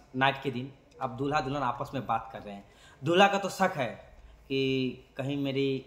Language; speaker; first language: Hindi; non-native, local second language; Bangla